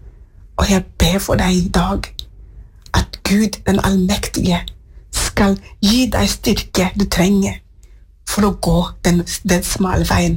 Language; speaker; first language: Norwegian; non-native, fluent; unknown